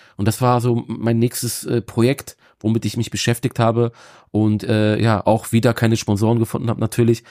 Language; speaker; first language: German; native; German